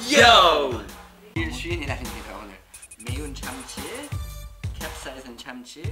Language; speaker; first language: Korean; non-native, fluent; English